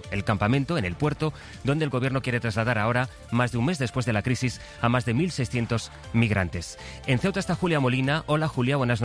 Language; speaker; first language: Spanish; native; Spanish